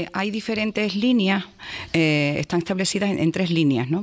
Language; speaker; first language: Spanish; native; Spanish